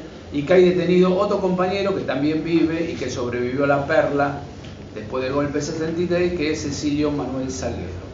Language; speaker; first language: Spanish; native; Spanish